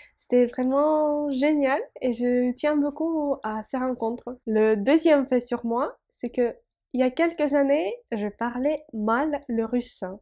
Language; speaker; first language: French; non-native, fluent; Russian